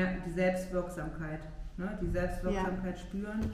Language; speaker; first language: German; native; German